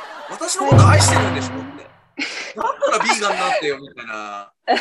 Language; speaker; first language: Japanese; native; Japanese